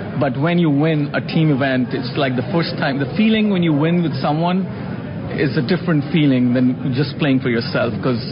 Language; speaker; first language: English; non-native, local second language; Hindi